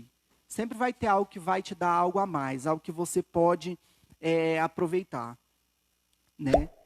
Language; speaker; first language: Portuguese; native; Portuguese